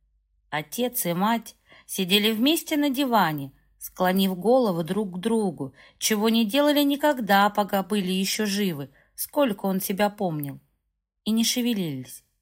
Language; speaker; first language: Russian; native; Russian